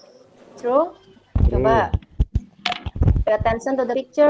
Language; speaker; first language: English; non-native, fluent; Indonesian